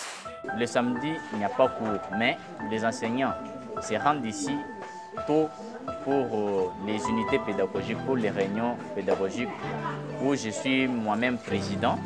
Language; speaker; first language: French; non-native, local second language; Luba-Lulua